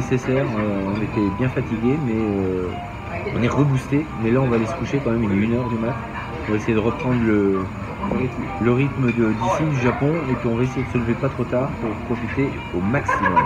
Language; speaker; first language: French; native; French